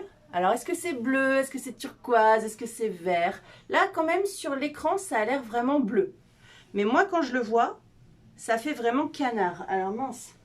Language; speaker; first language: French; native; French